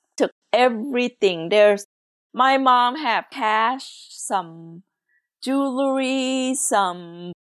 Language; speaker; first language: English; early bilingual, other home language; Lao